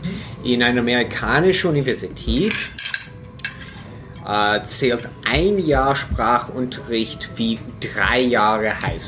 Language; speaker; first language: German; non-native, fluent; English